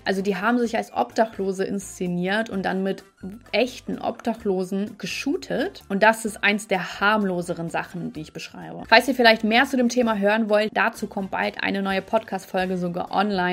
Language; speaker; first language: German; native; German